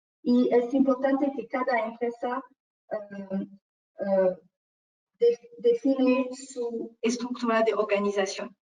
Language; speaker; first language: Spanish; non-native, fluent; French